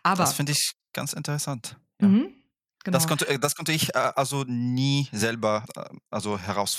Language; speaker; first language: German; non-native, fluent; Arabic